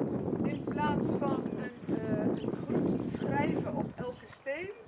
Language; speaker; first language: Dutch; native; Dutch